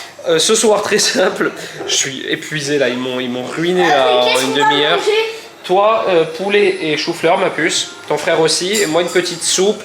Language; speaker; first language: French; native; French